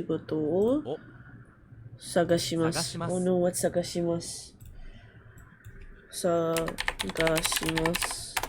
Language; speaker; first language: Japanese; non-native, learner; English